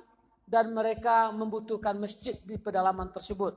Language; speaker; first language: Indonesian; non-native, local second language; Minangkabau